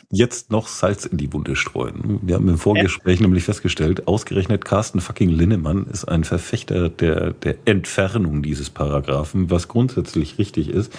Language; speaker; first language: German; native; German